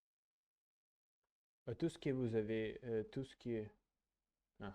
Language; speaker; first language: French; non-native, learner; English